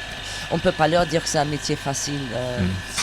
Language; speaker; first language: French; native; French